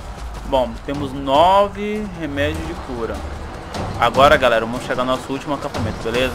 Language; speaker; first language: Portuguese; native; Portuguese